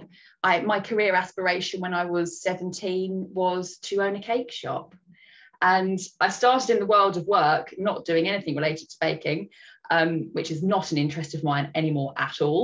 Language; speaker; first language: English; native; English